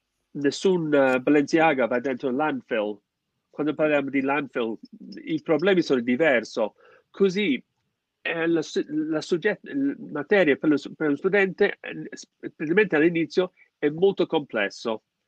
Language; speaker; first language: Italian; non-native, fluent; English